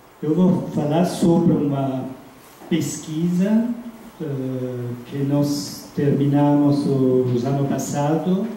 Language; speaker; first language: Portuguese; non-native, fluent; Italian